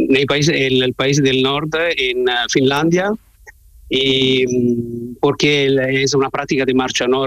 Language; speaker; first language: Spanish; non-native, learner; Italian